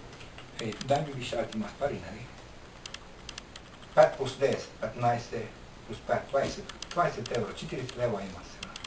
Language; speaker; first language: Bulgarian; non-native, learner; Finnish